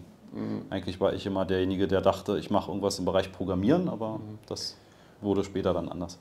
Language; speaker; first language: German; native; German